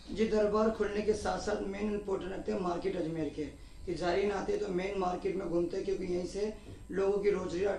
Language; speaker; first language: Hindi; native; Hindi